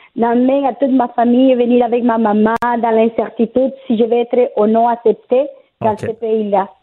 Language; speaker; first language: French; non-native, fluent; Spanish